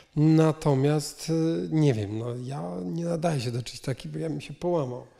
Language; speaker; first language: Polish; native; Polish